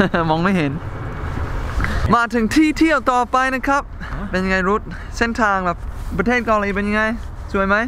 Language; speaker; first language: Thai; non-native, fluent; English